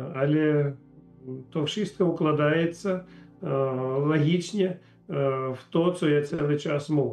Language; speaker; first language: Polish; non-native, learner; Ukrainian